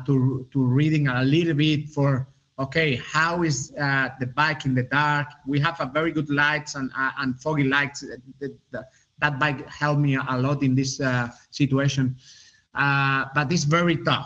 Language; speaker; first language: English; non-native, learner; Spanish